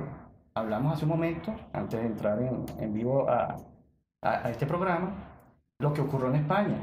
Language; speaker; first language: Spanish; native; Spanish